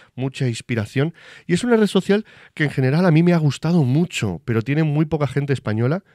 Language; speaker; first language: Spanish; native; Spanish